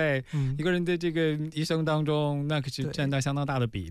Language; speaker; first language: Chinese; native; Chinese